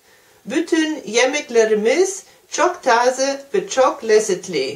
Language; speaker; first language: Turkish; non-native, learner; German